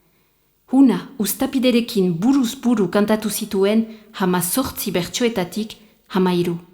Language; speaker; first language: Basque; native; Basque